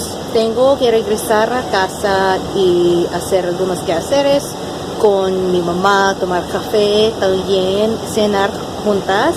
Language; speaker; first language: Spanish; non-native, fluent; English